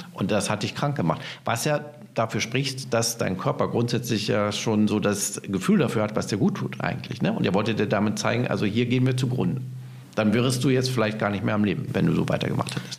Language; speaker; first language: German; native; German